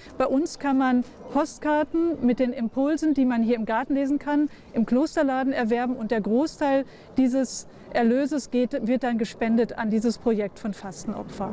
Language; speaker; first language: German; native; German